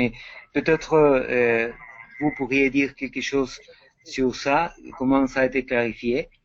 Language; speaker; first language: French; non-native, fluent; Spanish